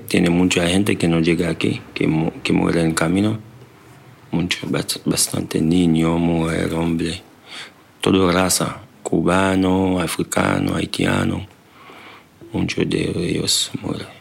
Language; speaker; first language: Spanish; non-native, learner; Haitian Creole